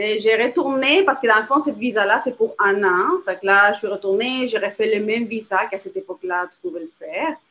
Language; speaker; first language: French; non-native, fluent; Spanish